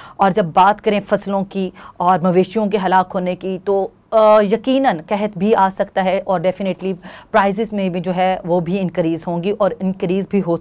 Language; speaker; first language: Urdu; native; Urdu